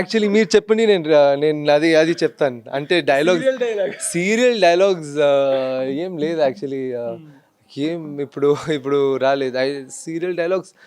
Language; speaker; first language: Telugu; non-native, fluent; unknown